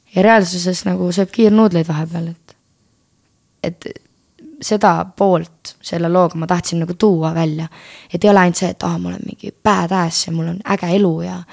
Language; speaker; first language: Estonian; native; Estonian